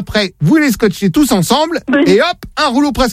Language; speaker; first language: French; native; French